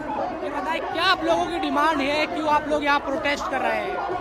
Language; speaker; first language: Hindi; native; Hindi